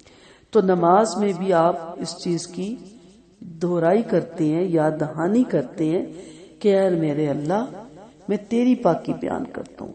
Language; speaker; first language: Urdu; native; Urdu